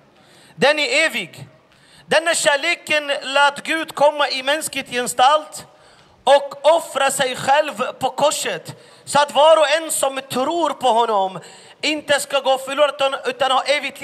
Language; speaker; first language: Swedish; non-native, fluent; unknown